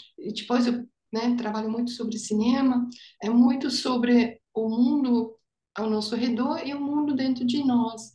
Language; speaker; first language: Portuguese; non-native, fluent; German